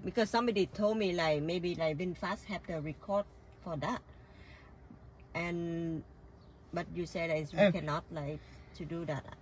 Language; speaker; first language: English; non-native, learner; Vietnamese